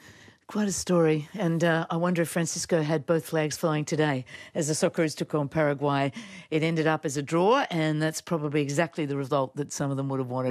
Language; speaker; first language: English; native; English